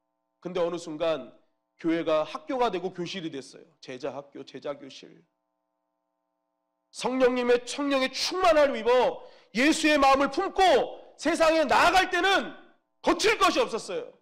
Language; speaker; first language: Korean; native; Korean